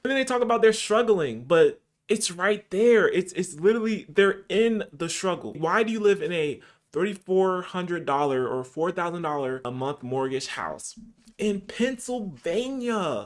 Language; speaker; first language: English; native; English